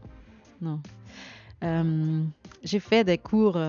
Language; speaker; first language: French; non-native, learner; Dutch